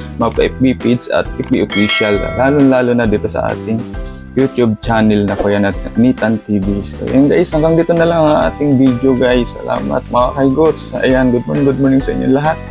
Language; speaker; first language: Filipino; non-native, local second language; Bikol